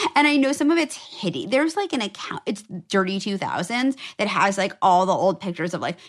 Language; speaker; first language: English; native; English